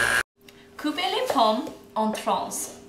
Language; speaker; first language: French; non-native, learner; English